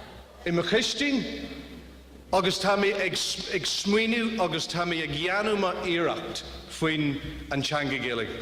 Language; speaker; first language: Irish; non-native, learner; English